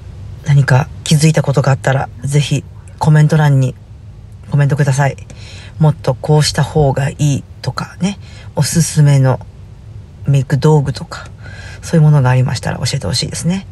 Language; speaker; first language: Japanese; native; Japanese